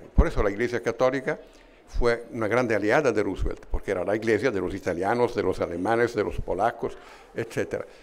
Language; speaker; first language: Spanish; non-native, fluent; Italian